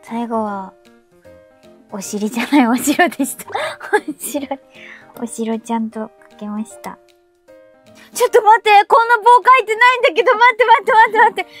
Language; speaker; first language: Japanese; native; Japanese